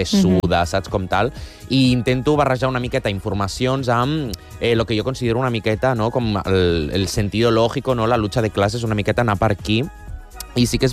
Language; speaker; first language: Catalan; non-native, local second language; Spanish